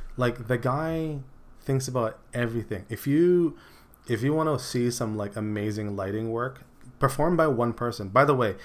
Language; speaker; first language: English; early bilingual, other home language; Filipino